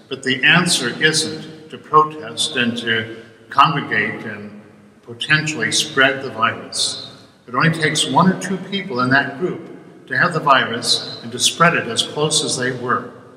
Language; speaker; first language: English; native; English